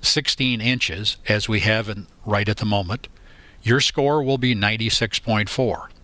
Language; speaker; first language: English; native; English